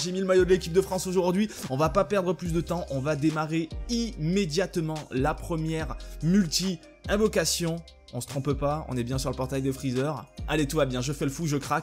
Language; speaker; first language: French; native; French